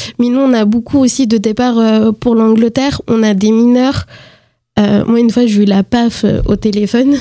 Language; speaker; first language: French; native; French